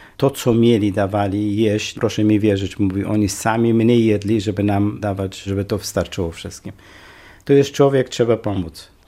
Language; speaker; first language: Polish; non-native, fluent; Kurdish